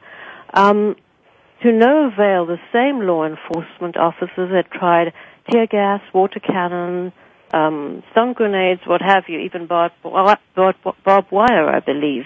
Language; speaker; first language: English; native; English